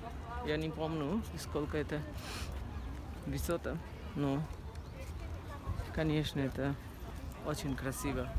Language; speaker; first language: Russian; non-native, learner; Bangla